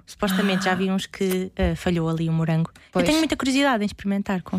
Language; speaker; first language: Portuguese; native; Portuguese